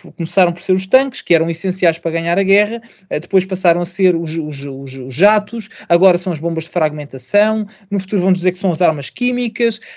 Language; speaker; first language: Portuguese; native; Portuguese